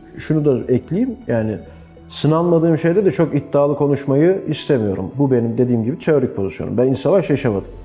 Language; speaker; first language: Turkish; native; Turkish